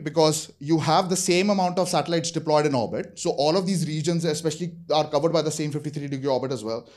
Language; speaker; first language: English; non-native, fluent; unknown